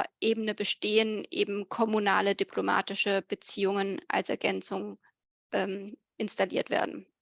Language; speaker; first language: German; native; German